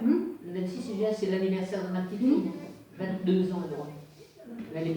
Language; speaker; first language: French; native; French